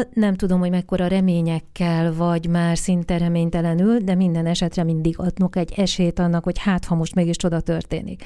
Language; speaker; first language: Hungarian; native; Hungarian